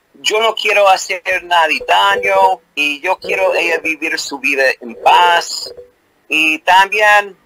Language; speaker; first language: Spanish; non-native, learner; English